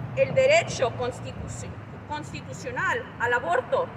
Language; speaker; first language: Spanish; early bilingual, other home language; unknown